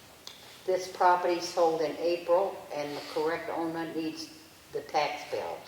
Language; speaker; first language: English; native; English